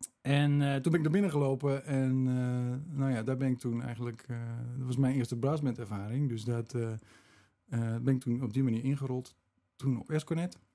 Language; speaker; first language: Dutch; native; Dutch